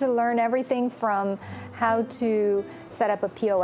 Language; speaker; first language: English; non-native, fluent; Romanian